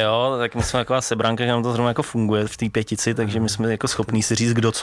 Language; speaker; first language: Czech; native; Czech